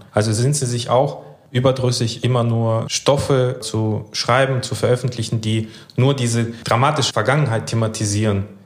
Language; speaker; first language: German; early bilingual, other home language; Russian